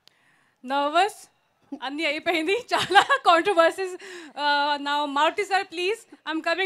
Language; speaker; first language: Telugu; non-native, learner; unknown